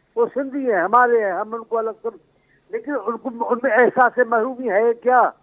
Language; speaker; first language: Urdu; non-native, local second language; Sindhi